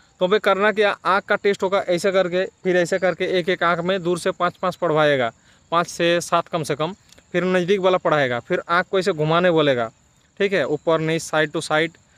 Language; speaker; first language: Hindi; non-native, local second language; Bangla